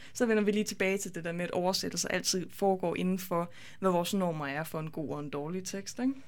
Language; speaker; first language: Danish; native; Danish